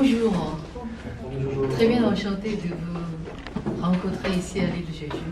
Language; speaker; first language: French; non-native, fluent; Korean